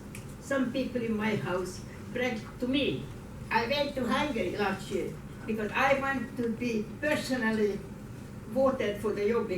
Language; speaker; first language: English; non-native, fluent; Hungarian